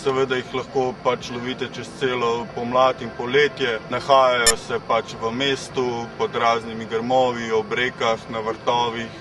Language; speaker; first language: Slovenian; native; Slovenian